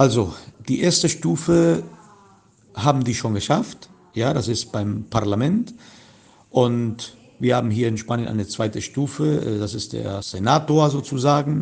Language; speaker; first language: German; non-native, fluent; Spanish